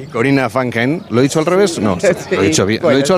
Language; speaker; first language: Spanish; native; Spanish